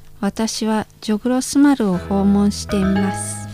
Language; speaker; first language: Japanese; non-native, fluent; Indonesian